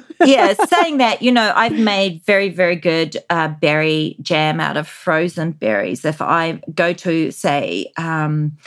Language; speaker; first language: English; native; English